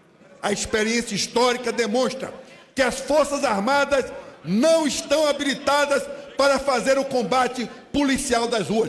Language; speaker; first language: Portuguese; native; Portuguese